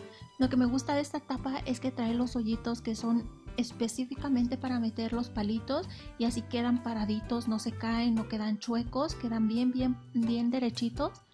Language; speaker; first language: Spanish; native; Spanish